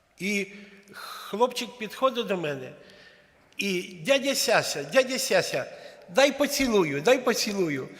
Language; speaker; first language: Ukrainian; non-native, local second language; Russian